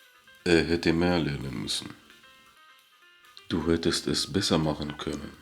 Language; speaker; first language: German; non-native, fluent; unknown